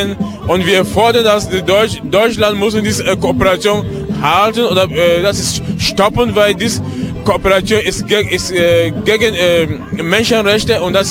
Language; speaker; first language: German; non-native, learner; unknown